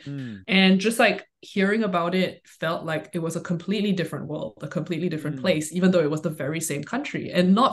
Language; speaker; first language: English; native; English